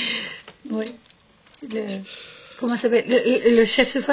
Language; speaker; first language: French; non-native, fluent; Dutch